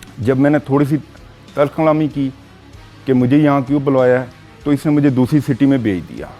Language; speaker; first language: Urdu; non-native, local second language; Punjabi